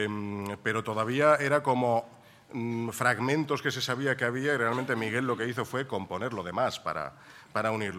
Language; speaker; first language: Spanish; native; Spanish